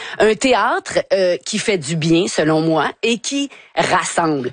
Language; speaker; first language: French; native; French